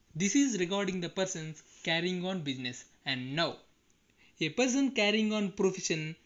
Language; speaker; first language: English; non-native, local second language; Telugu